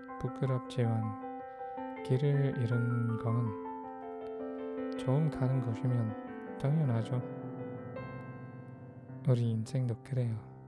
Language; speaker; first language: Korean; non-native, fluent; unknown